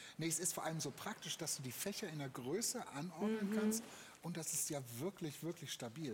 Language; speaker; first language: German; native; German